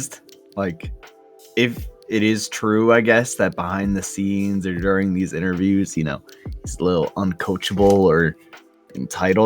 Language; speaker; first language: English; native; English